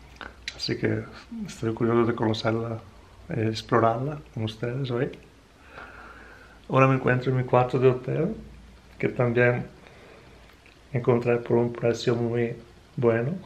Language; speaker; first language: Spanish; non-native, fluent; Italian